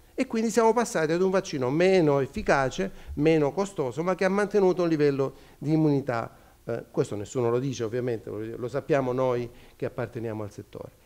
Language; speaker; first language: Italian; native; Italian